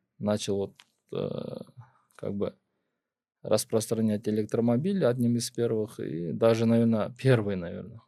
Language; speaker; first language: Russian; non-native, local second language; Kyrgyz